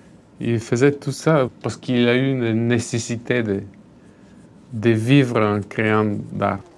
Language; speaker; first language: French; non-native, fluent; Bulgarian